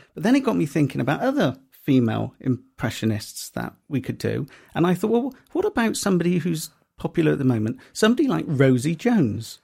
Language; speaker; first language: English; native; English